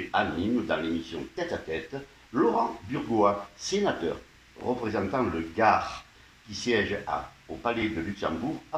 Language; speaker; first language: French; native; French